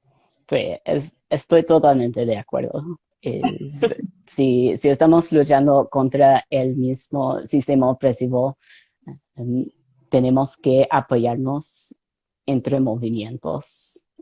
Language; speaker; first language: Spanish; non-native, fluent; English